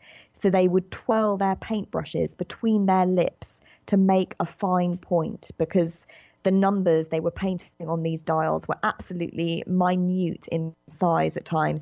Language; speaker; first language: English; native; English